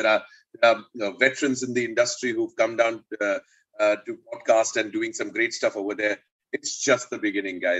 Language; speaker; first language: English; non-native, local second language; Hindi